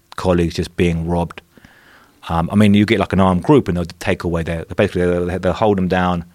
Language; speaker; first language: English; native; English